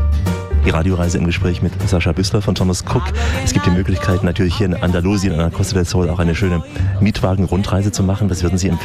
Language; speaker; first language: German; native; German